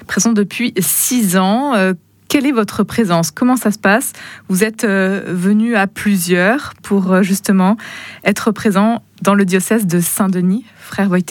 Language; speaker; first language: French; native; French